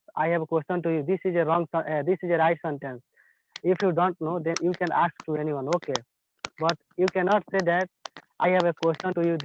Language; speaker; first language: English; non-native, learner; Hindi